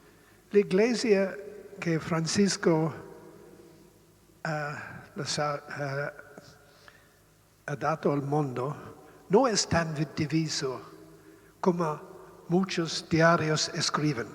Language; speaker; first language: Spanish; non-native, learner; Italian